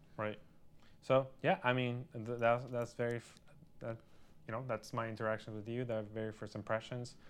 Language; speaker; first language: English; early bilingual, other home language; Spanish